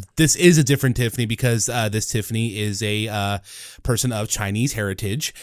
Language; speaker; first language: English; early bilingual, other home language; Spanish